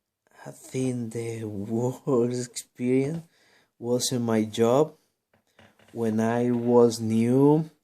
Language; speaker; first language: English; non-native, learner; Spanish